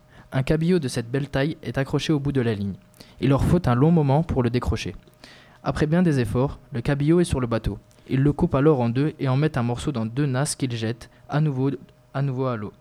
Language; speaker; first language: French; native; French